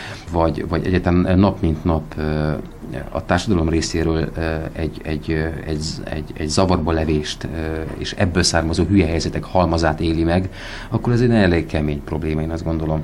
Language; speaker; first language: Hungarian; native; Hungarian